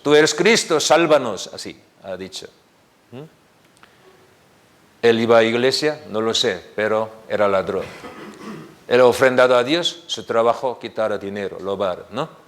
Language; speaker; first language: Spanish; non-native, learner; Korean